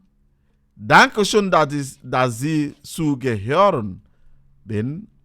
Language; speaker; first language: German; non-native, learner; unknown